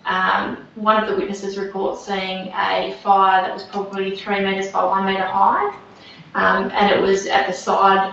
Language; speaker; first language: English; native; English